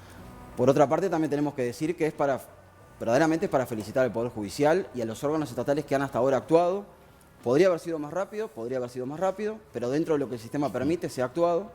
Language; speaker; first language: Spanish; native; Spanish